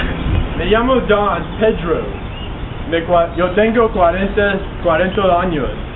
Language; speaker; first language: Spanish; non-native, learner; English